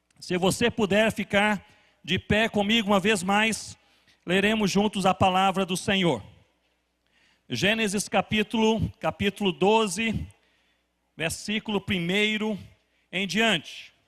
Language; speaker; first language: Portuguese; native; Portuguese